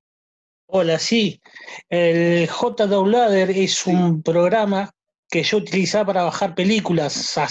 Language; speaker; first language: Spanish; native; Spanish